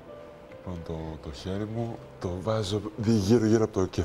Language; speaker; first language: Greek; early bilingual, heritage; Greek